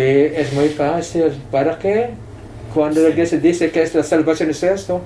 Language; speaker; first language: Spanish; non-native, fluent; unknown